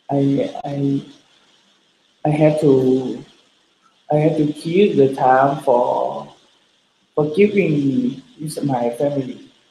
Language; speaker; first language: English; non-native, learner; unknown